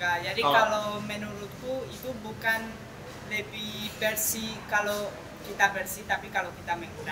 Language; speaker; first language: Indonesian; non-native, fluent; Spanish